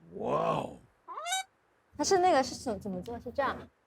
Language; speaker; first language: Chinese; native; Chinese